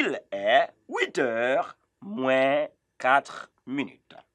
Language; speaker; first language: French; non-native, fluent; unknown